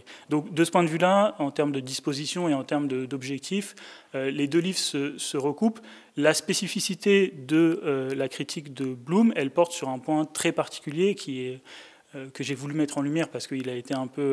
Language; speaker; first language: French; native; French